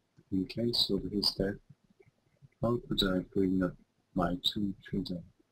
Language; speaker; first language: English; non-native, learner; Korean